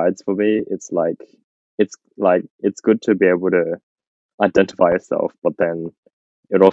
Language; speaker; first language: English; native; English